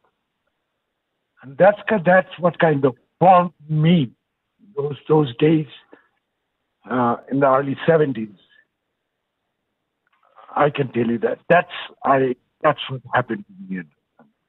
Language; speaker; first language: English; non-native, local second language; Bangla